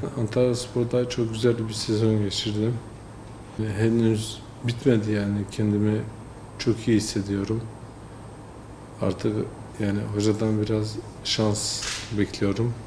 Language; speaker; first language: Turkish; early bilingual, heritage; French